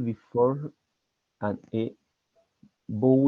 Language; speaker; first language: English; non-native, learner; Spanish